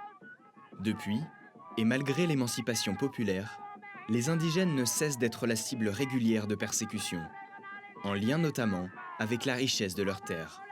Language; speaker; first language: French; native; French